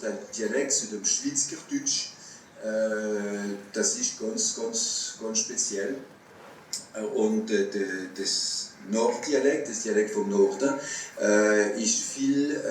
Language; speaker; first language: German; non-native, fluent; French